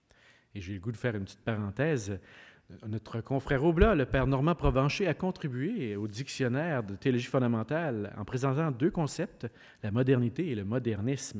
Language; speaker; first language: French; native; French